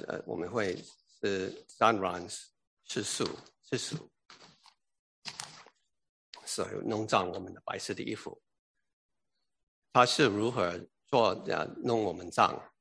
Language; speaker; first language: Chinese; early bilingual, heritage; English